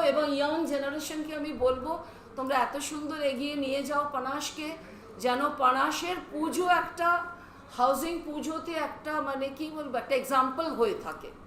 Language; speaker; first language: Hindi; non-native, local second language; Bangla